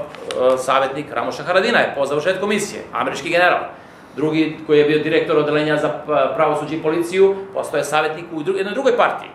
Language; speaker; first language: Serbian; native; Serbian